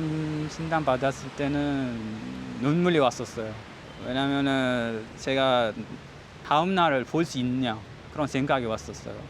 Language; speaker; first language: Korean; non-native, learner; Uzbek